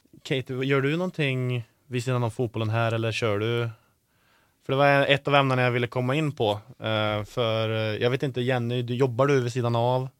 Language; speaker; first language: Swedish; native; Swedish